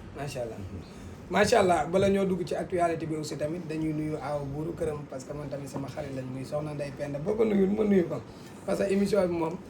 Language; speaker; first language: Wolof; native; Wolof